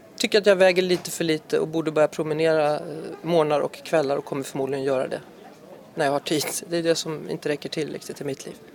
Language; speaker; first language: Swedish; native; Swedish